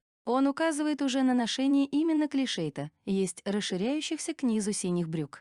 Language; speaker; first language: Russian; native; Russian